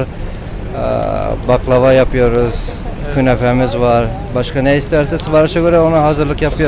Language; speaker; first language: Turkish; non-native, fluent; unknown